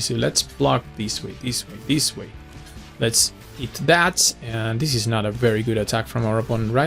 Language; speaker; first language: English; non-native, fluent; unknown